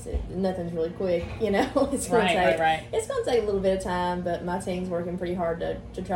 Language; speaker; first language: English; native; English